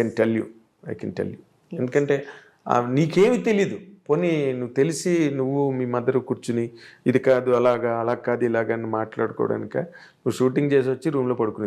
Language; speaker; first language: Telugu; native; Telugu